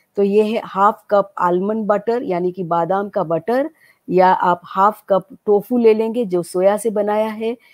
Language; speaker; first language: Hindi; non-native, local second language; Gujarati